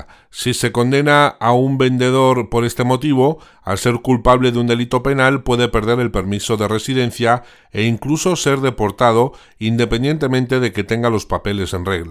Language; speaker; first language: Spanish; native; Spanish